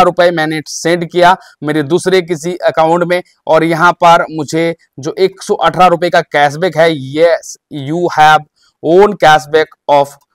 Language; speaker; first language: Hindi; native; Hindi